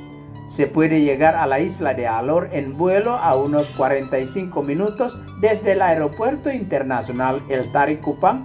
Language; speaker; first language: Spanish; non-native, fluent; Indonesian